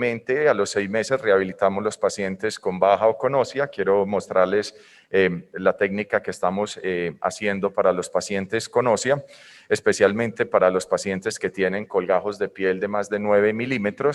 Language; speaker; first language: Spanish; native; Spanish